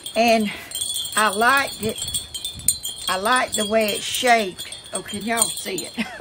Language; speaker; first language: English; native; English